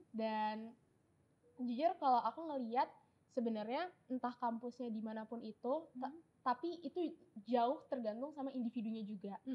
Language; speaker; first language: Indonesian; native; Indonesian